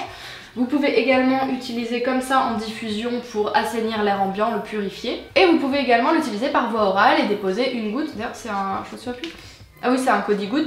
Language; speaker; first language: French; native; French